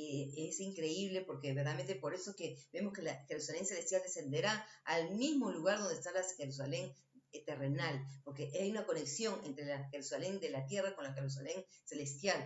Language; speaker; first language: Spanish; native; Spanish